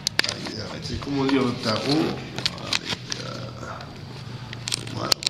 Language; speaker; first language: French; non-native, fluent; English